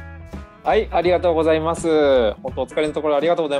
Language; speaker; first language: Japanese; native; Japanese